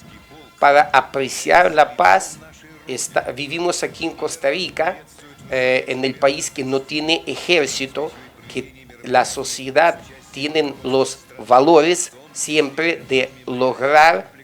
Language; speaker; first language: Spanish; non-native, fluent; Russian